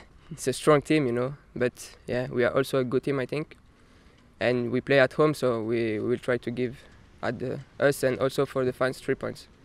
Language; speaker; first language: English; non-native, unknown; French